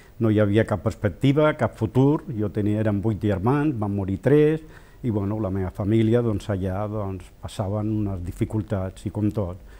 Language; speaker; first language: Catalan; non-native, local second language; Spanish